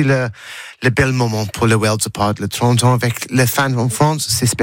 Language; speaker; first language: French; non-native, learner; English